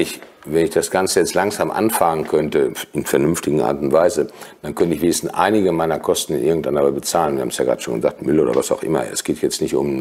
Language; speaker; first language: German; native; German